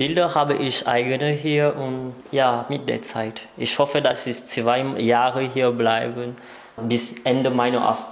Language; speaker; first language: German; non-native, learner; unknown